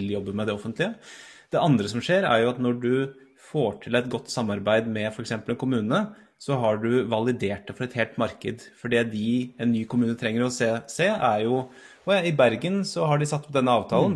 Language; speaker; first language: Norwegian; native; Norwegian